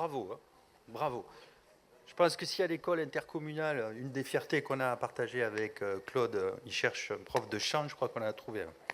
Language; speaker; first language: French; native; French